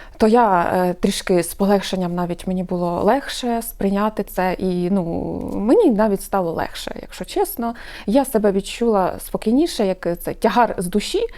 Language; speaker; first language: Ukrainian; non-native, local second language; Russian